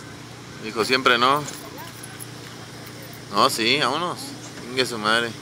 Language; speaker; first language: Spanish; native; Spanish